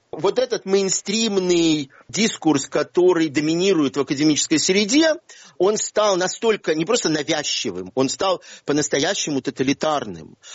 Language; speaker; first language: Russian; native; Russian